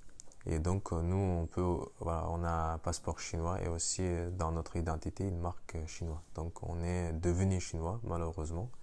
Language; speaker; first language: French; non-native, fluent; Uyghur